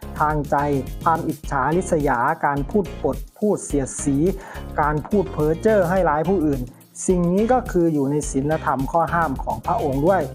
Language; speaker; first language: Thai; native; Thai